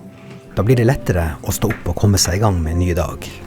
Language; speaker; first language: Norwegian; native; Norwegian